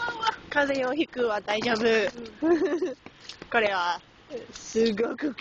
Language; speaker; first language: Japanese; non-native, learner; English